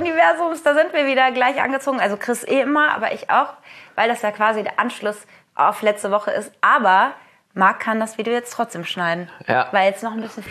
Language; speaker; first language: German; native; German